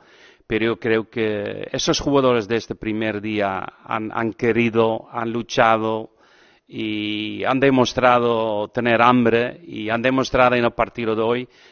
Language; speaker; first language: Spanish; non-native, fluent; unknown